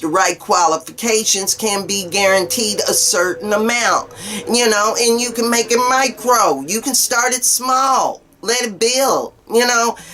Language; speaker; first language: English; native; English